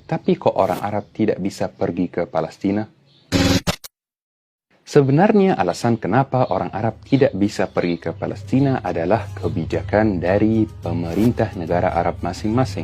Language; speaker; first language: Indonesian; non-native, fluent; Arabic